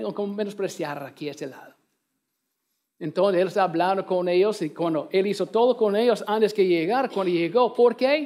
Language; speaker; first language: Spanish; non-native, learner; English